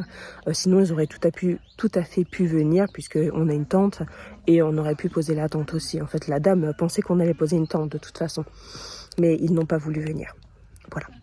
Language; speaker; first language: French; native; French